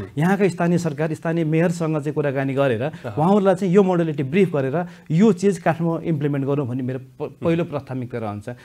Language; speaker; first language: Nepali; native; Nepali